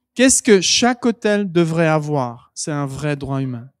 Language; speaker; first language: French; native; French